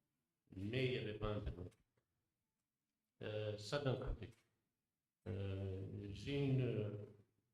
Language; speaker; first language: French; non-native, local second language; Arabic